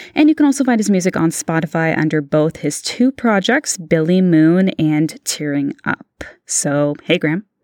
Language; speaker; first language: English; native; English